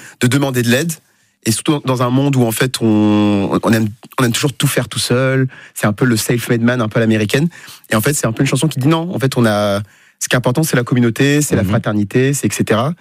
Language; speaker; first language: French; non-native, fluent; Portuguese